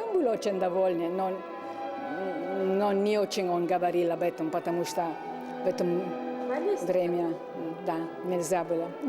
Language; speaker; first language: Russian; non-native, learner; Italian